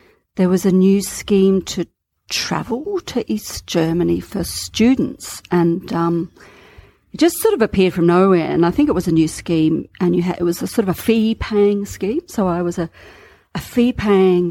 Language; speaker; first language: English; native; English